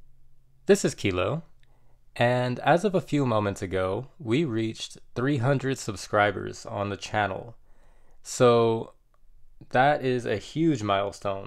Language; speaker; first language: English; native; English